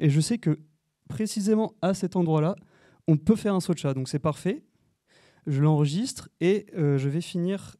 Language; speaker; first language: French; native; French